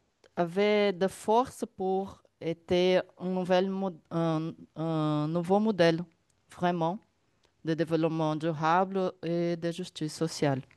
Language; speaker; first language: French; non-native, learner; Portuguese